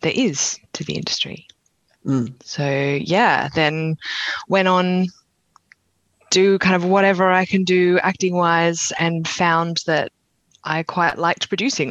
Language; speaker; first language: English; native; English